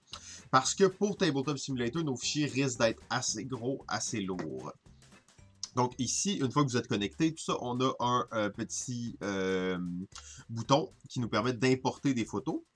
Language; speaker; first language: French; native; French